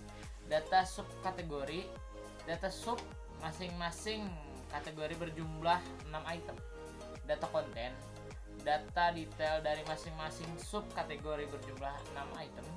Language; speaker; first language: Indonesian; native; Indonesian